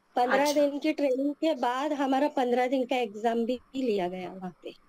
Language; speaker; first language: Hindi; non-native, local second language; Telugu